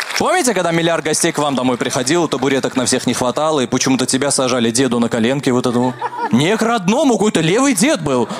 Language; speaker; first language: Russian; early bilingual, other home language; Armenian